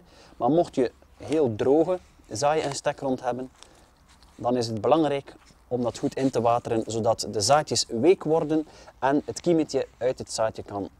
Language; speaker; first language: Dutch; native; Dutch